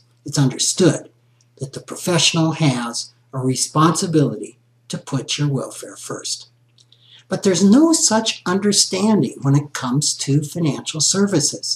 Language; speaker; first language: English; native; English